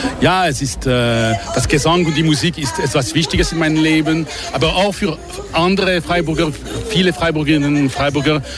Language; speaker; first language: German; non-native, local second language; French